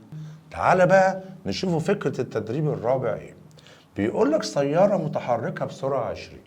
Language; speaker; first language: Arabic; native; Arabic